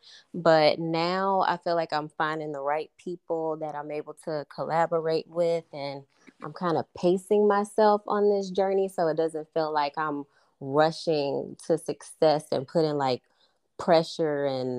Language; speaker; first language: English; native; English